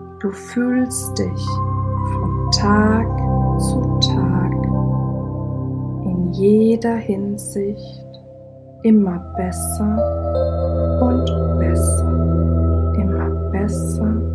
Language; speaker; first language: German; native; German